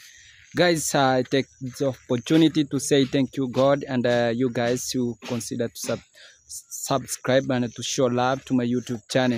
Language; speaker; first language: English; non-native, learner; Swahili